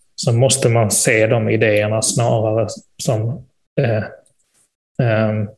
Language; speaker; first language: Swedish; native; Swedish